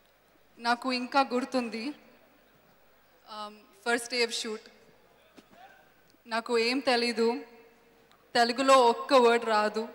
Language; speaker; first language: Telugu; non-native, learner; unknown